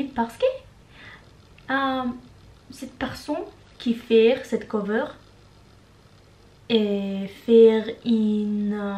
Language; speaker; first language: French; non-native, learner; Norwegian